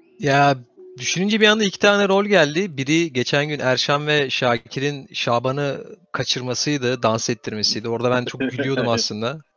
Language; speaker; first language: Turkish; early bilingual, heritage; Turkish